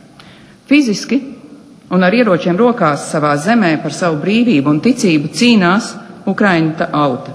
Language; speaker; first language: Latvian; native; Latvian